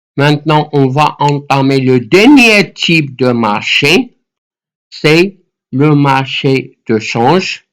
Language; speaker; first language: French; non-native, local second language; Arabic